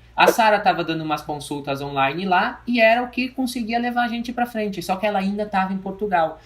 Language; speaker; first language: Portuguese; native; Portuguese